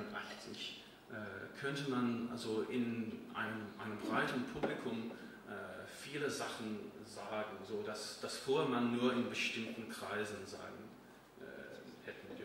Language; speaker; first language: German; non-native, fluent; English